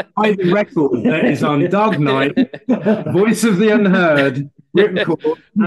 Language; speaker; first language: English; native; English